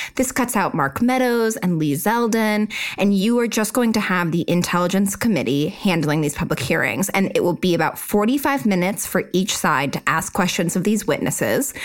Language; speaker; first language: English; native; English